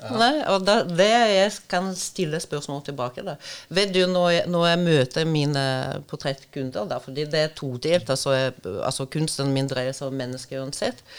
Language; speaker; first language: Norwegian; non-native, fluent; Russian